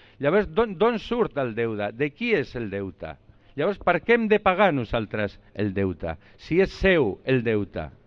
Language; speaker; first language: Catalan; non-native, local second language; Spanish